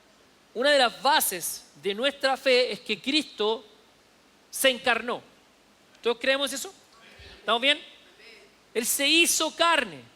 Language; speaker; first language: Spanish; native; Spanish